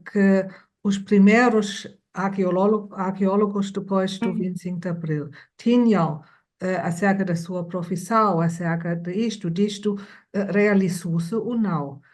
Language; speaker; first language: Portuguese; non-native, fluent; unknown